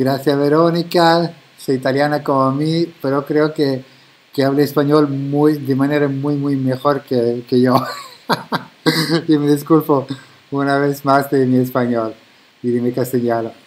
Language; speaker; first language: Spanish; non-native, fluent; Italian